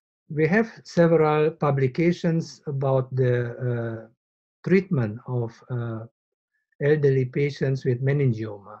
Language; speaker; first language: English; non-native, fluent; Indonesian